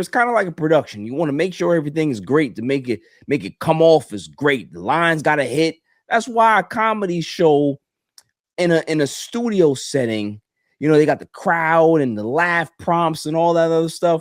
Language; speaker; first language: English; native; English